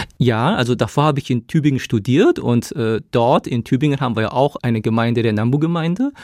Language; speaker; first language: German; early bilingual, other home language; Korean